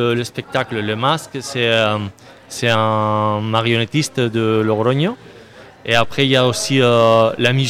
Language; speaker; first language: French; non-native, learner; Spanish